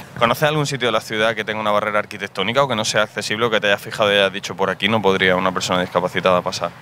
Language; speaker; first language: Spanish; native; Spanish